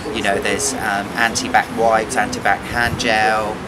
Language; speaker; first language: English; native; English